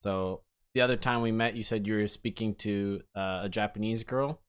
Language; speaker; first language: English; native; English